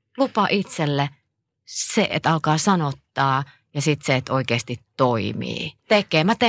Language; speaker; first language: Finnish; native; Finnish